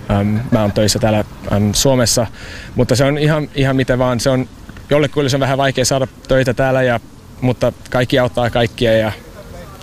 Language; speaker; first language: Finnish; non-native, fluent; English